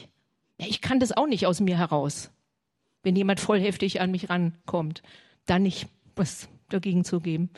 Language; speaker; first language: German; native; German